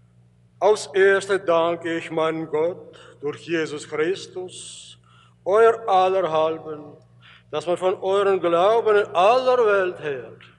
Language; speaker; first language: German; early bilingual, heritage; German